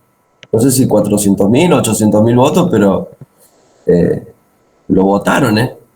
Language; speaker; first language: Spanish; native; Spanish